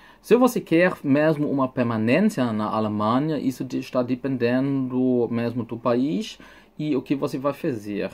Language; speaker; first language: Portuguese; non-native, fluent; German